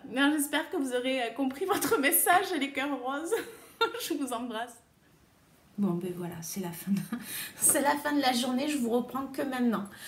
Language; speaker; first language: French; native; French